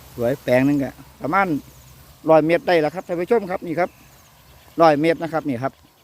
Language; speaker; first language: Thai; non-native, local second language; Northeastern Thai